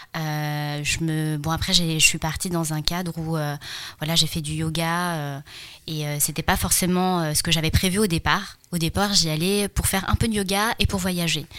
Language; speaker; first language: French; early bilingual, other home language; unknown